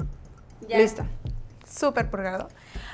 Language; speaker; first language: Spanish; native; Spanish